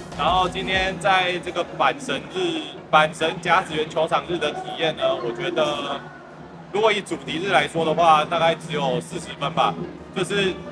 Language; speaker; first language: Chinese; native; Chinese